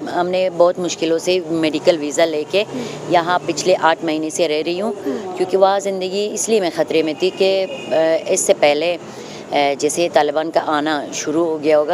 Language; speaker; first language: Hindi; non-native, fluent; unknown